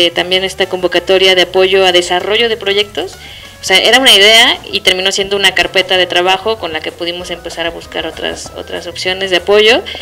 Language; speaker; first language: Spanish; native; Spanish